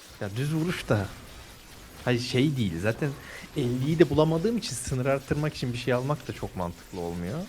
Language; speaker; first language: Turkish; native; Turkish